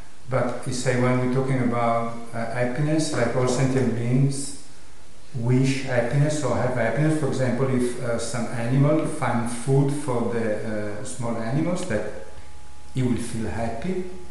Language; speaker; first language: English; non-native, fluent; Italian